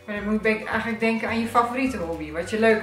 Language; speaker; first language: Dutch; native; Dutch